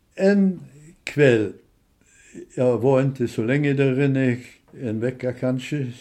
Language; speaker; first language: Swedish; non-native, fluent; German